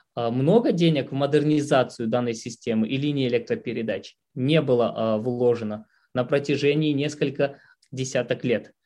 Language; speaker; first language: Russian; non-native, local second language; Tajik